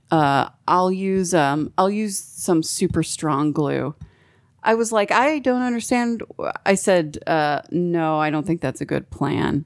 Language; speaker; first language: English; native; English